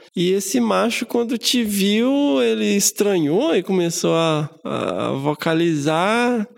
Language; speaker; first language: Portuguese; native; Portuguese